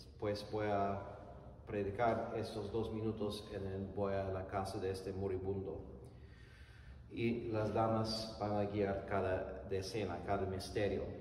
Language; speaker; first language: Spanish; non-native, fluent; English